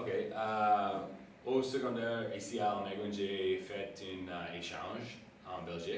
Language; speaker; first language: French; non-native, local second language; English